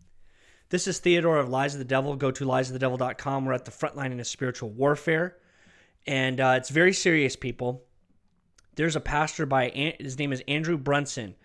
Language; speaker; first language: English; native; English